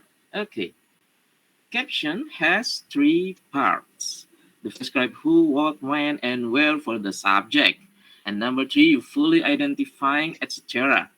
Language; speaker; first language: English; non-native, learner; Indonesian